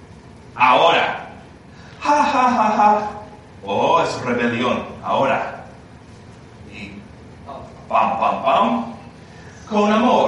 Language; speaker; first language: Spanish; non-native, learner; English